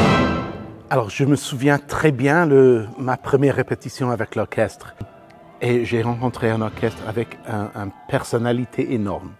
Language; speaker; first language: French; non-native, fluent; English